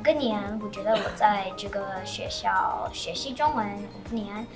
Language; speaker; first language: Chinese; non-native, learner; English